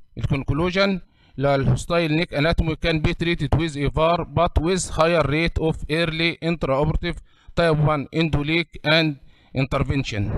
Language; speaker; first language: English; non-native, fluent; Arabic